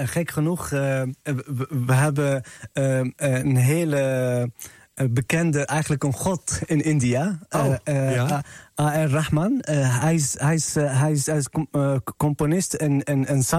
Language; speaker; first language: Dutch; non-native, fluent; Arabic